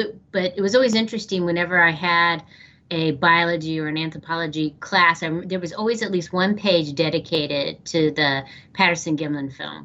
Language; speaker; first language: English; native; English